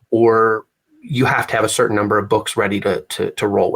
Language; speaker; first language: English; native; English